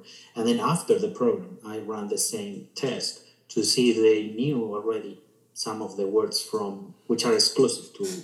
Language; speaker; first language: English; non-native, fluent; Spanish